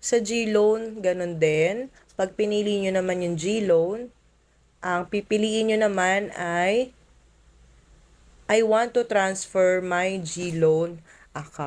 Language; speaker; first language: Filipino; native; Filipino